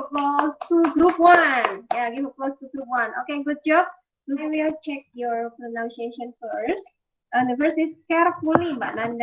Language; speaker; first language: English; non-native, fluent; Indonesian